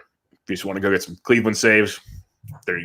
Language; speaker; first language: English; native; English